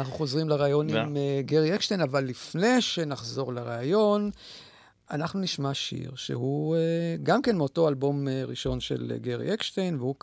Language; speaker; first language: Hebrew; native; Hebrew